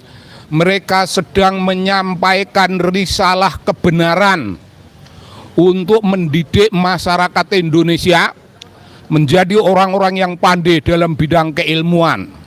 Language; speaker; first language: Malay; non-native, local second language; Javanese